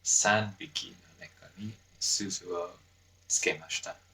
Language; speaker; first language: Japanese; non-native, learner; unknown